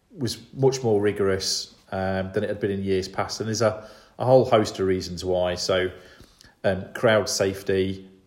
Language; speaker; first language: English; native; English